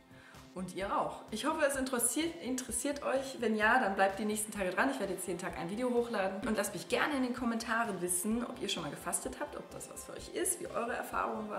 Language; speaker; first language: German; native; German